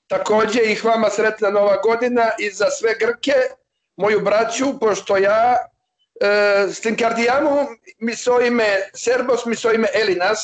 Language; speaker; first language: Greek; non-native, learner; Serbian